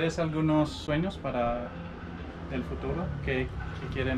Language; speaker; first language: Spanish; non-native, learner; English